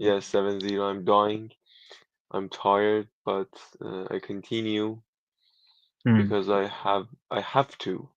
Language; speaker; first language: English; non-native, learner; Persian